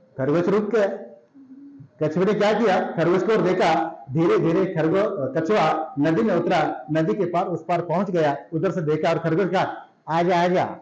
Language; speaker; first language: Hindi; non-native, local second language; Marathi